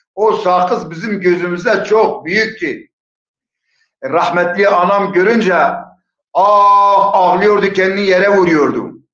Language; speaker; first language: Turkish; non-native, local second language; Zaza